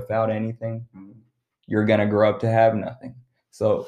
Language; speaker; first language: English; early bilingual, other home language; Arabic